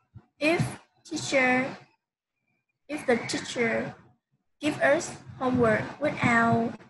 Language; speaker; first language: English; non-native, learner; Vietnamese